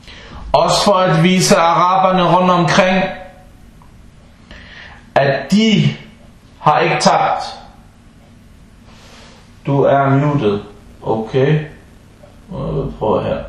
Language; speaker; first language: Danish; early bilingual, other home language; Arabic